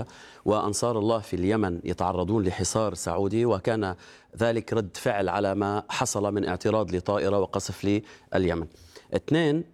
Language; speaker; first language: Arabic; native; Arabic